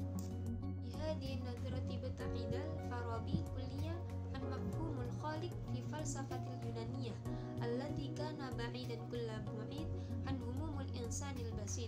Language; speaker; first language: Arabic; non-native, learner; Indonesian